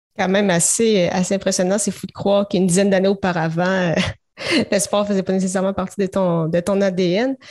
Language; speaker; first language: French; native; French